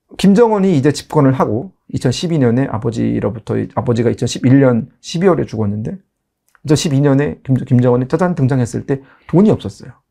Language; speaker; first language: Korean; native; Korean